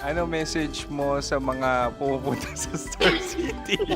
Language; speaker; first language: Filipino; native; Filipino